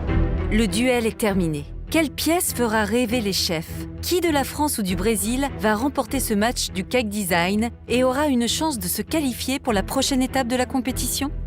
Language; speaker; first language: French; native; French